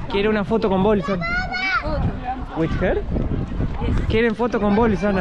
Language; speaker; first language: Spanish; native; Spanish